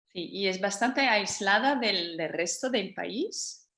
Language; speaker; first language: Spanish; non-native, fluent; Dutch